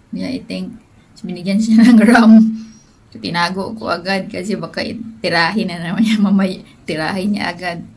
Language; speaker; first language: Filipino; native; Filipino